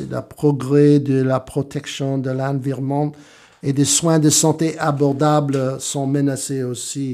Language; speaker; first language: French; non-native, fluent; English